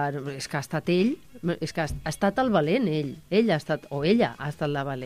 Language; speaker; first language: Catalan; native; Catalan